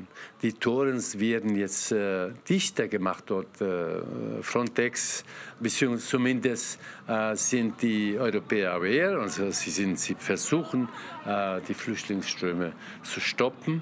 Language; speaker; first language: German; non-native, fluent; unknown